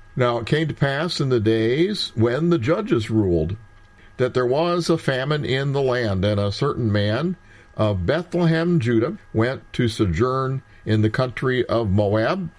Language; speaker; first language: English; native; English